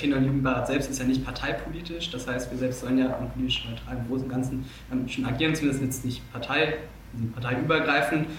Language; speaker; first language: German; native; German